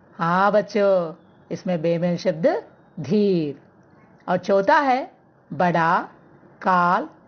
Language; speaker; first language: Hindi; non-native, local second language; Telugu